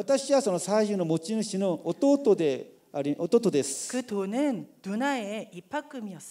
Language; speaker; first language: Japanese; non-native, fluent; Korean